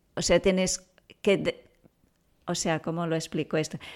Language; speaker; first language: Spanish; non-native, fluent; Portuguese